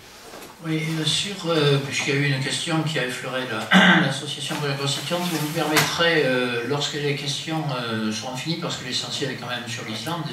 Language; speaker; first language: French; native; French